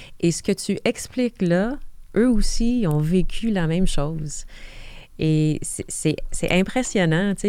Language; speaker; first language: French; native; French